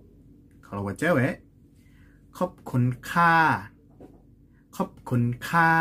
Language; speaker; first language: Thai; non-native, learner; Indonesian